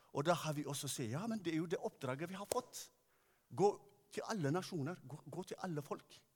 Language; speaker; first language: Norwegian; non-native, fluent; Tigrinya